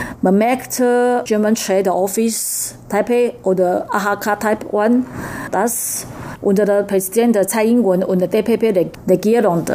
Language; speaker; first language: German; non-native, learner; Chinese